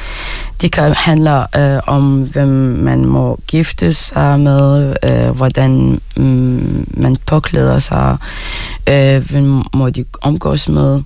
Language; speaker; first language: Danish; non-native, fluent; Arabic